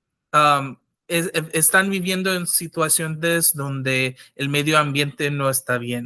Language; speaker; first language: Spanish; non-native, fluent; English